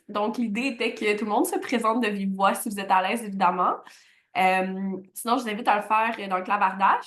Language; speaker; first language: French; native; French